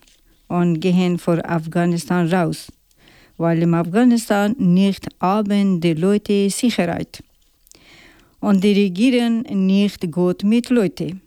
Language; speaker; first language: German; non-native, learner; Persian